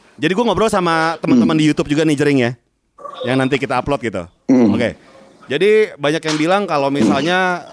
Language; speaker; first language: Indonesian; native; Indonesian